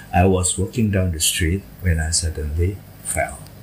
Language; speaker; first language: English; non-native, fluent; Indonesian